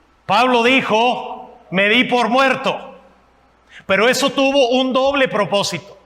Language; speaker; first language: Spanish; non-native, fluent; English